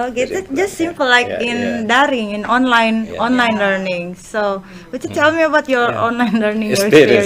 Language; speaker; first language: English; non-native, fluent; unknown